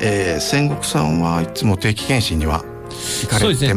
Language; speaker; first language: Japanese; native; Japanese